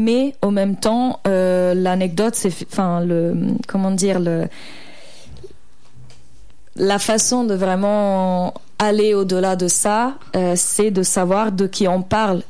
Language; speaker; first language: French; native; French